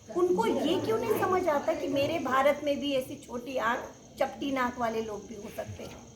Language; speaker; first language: Hindi; non-native, local second language; Nepali